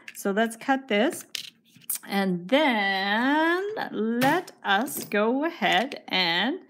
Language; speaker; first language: English; native; English